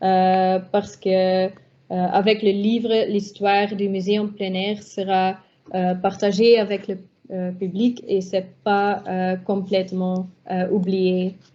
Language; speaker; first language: French; non-native, local second language; Dutch